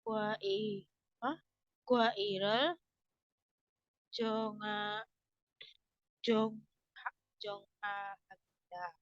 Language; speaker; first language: Korean; non-native, learner; Indonesian